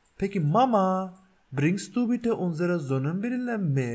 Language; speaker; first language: German; non-native, fluent; Turkish